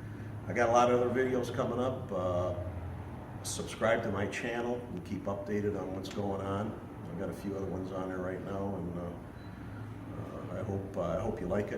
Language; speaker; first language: English; native; English